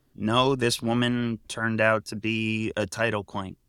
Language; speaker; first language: English; native; English